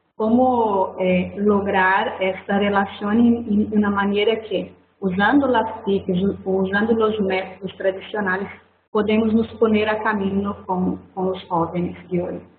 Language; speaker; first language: Spanish; non-native, fluent; Portuguese